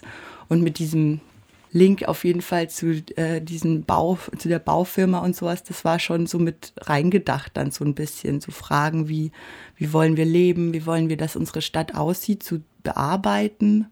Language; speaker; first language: German; native; German